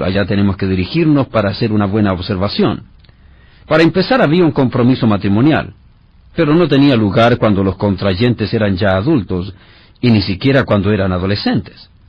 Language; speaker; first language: Spanish; native; Spanish